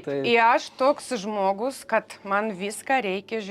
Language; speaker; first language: Lithuanian; non-native, learner; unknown